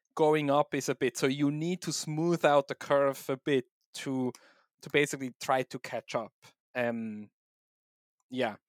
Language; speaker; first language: English; non-native, fluent; German